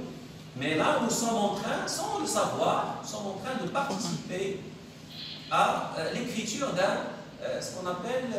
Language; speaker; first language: French; non-native, local second language; Arabic